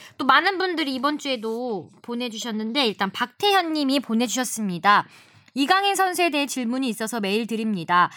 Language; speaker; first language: Korean; native; Korean